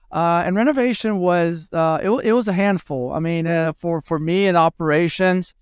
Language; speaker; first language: English; early bilingual, other home language; Spanish